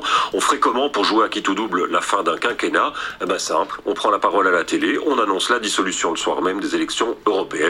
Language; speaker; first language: French; native; French